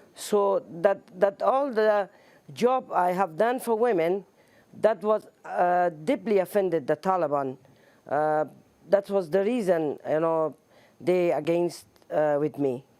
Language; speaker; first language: English; non-native, learner; Persian